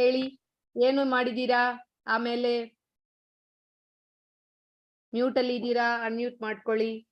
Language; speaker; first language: Kannada; non-native, learner; Tamil